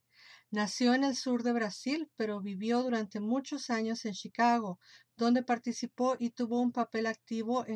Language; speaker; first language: Spanish; native; Spanish